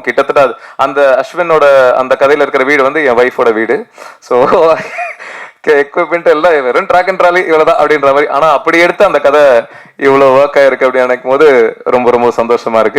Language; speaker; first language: Tamil; native; Tamil